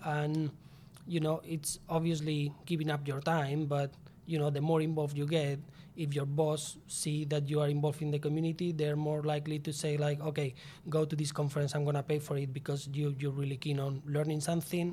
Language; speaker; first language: English; non-native, fluent; Spanish